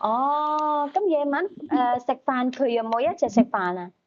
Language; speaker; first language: Cantonese; native; Cantonese